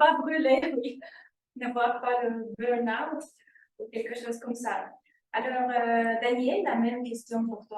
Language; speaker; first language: French; non-native, fluent; Russian